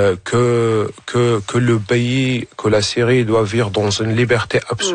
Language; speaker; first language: French; non-native, fluent; Arabic